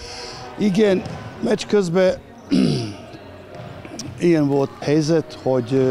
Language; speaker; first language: Hungarian; non-native, fluent; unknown